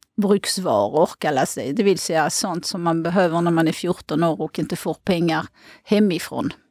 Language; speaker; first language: Swedish; non-native, fluent; French